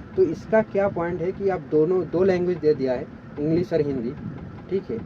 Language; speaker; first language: Hindi; non-native, local second language; Bangla